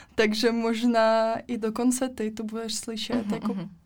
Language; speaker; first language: Czech; non-native, fluent; Russian